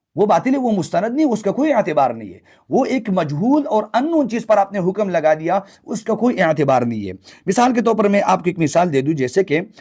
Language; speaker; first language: Urdu; non-native, local second language; Pashto